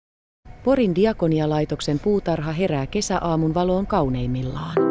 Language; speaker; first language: Finnish; native; Finnish